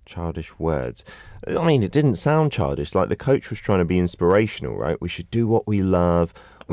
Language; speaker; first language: English; native; English